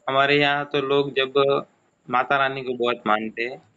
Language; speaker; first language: Hindi; non-native, local second language; Gujarati